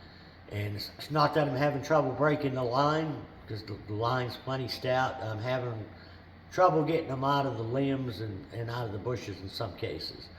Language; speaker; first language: English; native; English